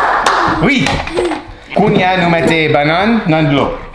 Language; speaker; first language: Haitian Creole; non-native, learner; English